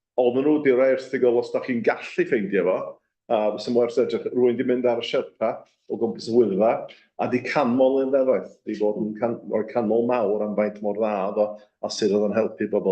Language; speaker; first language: Welsh; native; Welsh